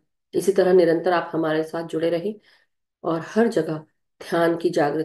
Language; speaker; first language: Hindi; native; Hindi